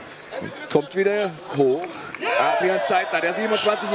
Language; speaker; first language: German; native; German